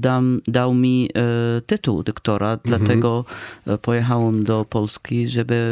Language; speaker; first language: Polish; non-native, fluent; Arabic